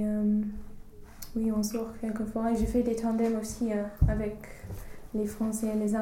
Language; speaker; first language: French; non-native, fluent; English